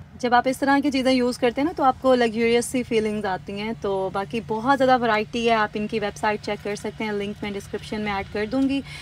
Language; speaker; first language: Urdu; native; Urdu